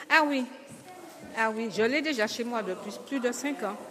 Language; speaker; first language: French; native; French